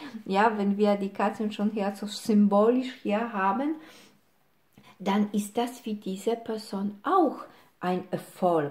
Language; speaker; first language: German; non-native, fluent; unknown